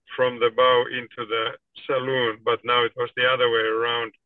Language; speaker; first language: English; non-native, fluent; Finnish